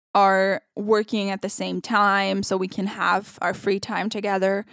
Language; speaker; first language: English; non-native, fluent; Italian